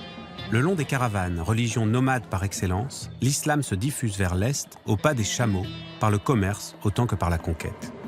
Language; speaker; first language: French; native; French